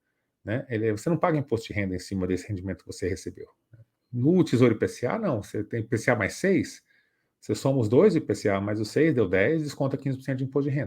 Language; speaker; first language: Portuguese; native; Portuguese